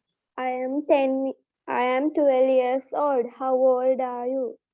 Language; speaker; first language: English; non-native, learner; Sinhala